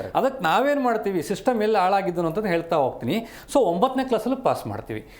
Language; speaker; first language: Kannada; native; Kannada